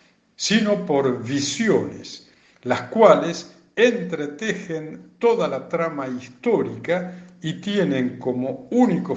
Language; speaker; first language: Spanish; native; Spanish